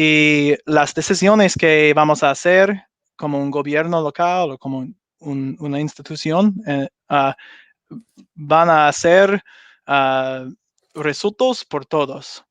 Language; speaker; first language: Spanish; non-native, learner; English